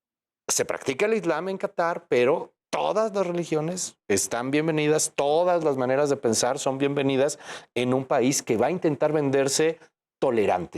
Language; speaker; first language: Spanish; native; Spanish